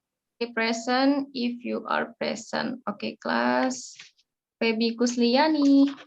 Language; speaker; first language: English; non-native, learner; Indonesian